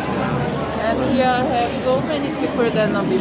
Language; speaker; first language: English; non-native, learner; Korean